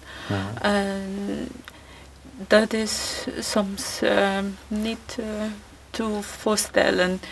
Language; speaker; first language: Dutch; non-native, fluent; Chinese